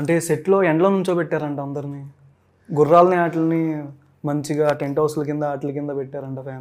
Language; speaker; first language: Telugu; native; Telugu